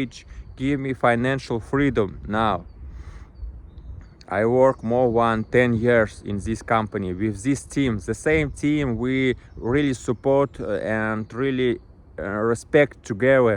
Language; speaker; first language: English; non-native, learner; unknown